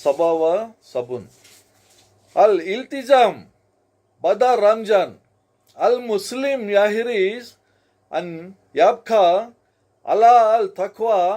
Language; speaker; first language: Arabic; non-native, learner; Telugu